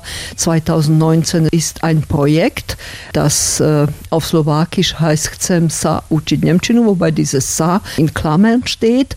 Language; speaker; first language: German; non-native, fluent; Slovak